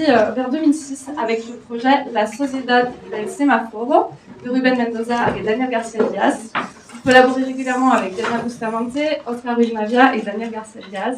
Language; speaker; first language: French; native; French